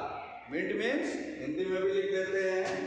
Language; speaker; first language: Hindi; native; Hindi